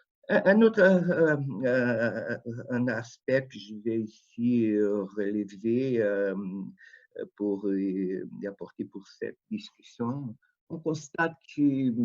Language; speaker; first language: French; non-native, fluent; Portuguese